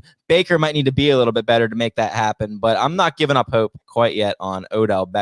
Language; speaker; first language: English; native; English